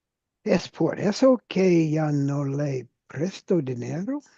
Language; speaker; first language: Spanish; non-native, learner; English